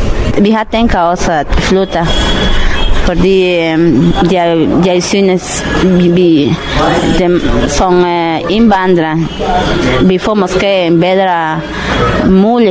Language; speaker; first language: Danish; non-native, learner; Spanish